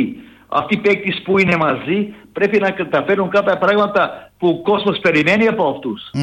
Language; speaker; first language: Greek; non-native, fluent; Serbian